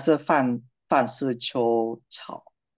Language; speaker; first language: Chinese; non-native, fluent; Vietnamese